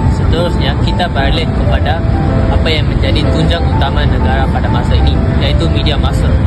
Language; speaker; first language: Malay; non-native, local second language; Tamil